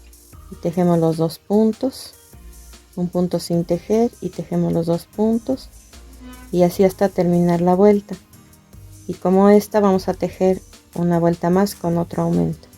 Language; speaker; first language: Spanish; native; Spanish